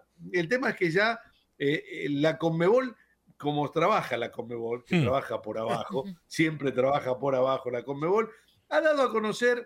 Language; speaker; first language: Spanish; native; Spanish